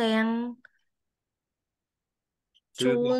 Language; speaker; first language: Korean; non-native, learner; Vietnamese